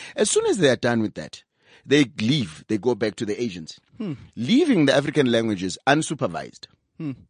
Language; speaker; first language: English; non-native, local second language; Zulu